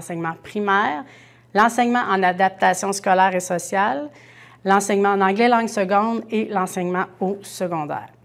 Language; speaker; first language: French; native; French